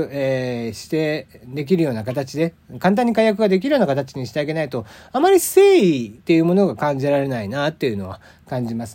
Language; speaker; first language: Japanese; native; Japanese